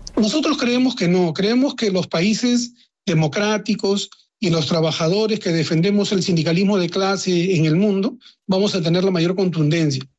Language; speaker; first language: Spanish; native; Spanish